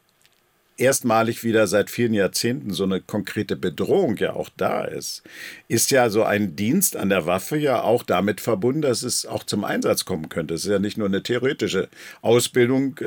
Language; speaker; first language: German; native; German